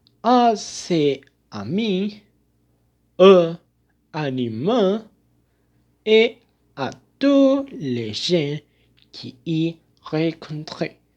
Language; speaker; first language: French; non-native, learner; Spanish